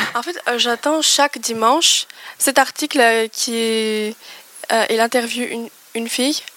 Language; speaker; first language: French; non-native, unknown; Greek